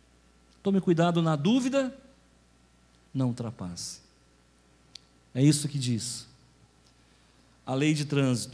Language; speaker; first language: Portuguese; native; Portuguese